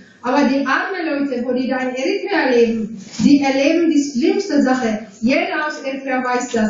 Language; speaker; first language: German; non-native, fluent; Tigrinya